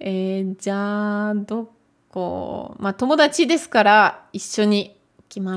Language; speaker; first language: Japanese; non-native, fluent; French